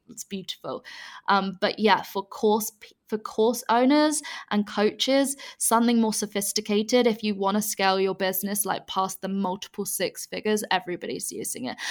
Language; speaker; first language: English; native; English